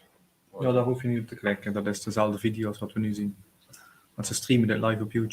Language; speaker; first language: Dutch; native; Dutch